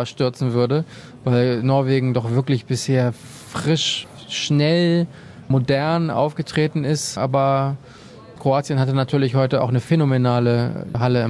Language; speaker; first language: German; native; German